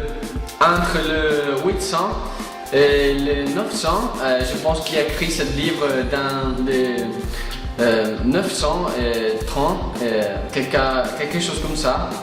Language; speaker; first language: French; non-native, fluent; Italian